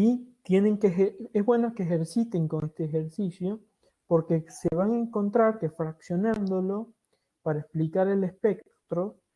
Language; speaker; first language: Spanish; native; Spanish